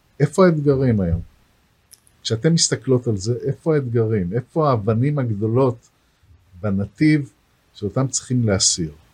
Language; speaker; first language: Hebrew; native; Hebrew